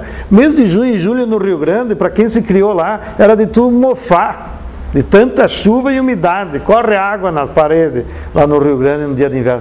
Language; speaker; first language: Portuguese; native; Portuguese